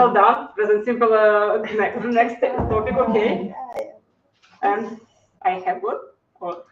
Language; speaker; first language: English; non-native, fluent; Ukrainian